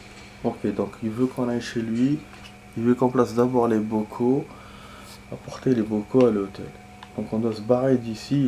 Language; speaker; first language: French; native; French